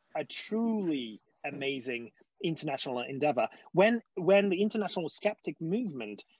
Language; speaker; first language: English; non-native, fluent; Hungarian